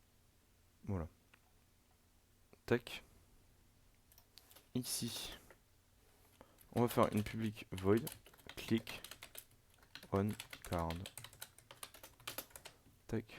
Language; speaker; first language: French; native; French